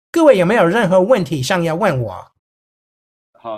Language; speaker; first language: Chinese; non-native, fluent; English